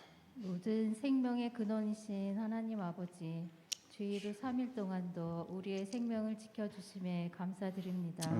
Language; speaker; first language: Korean; native; Korean